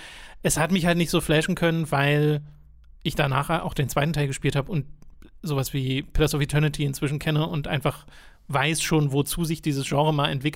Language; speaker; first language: German; native; German